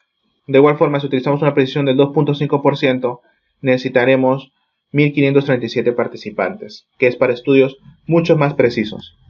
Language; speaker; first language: Spanish; native; Spanish